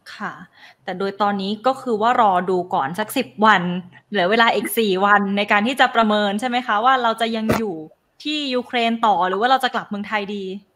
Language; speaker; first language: Thai; native; Thai